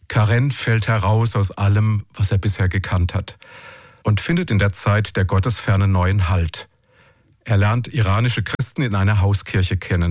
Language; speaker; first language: German; native; German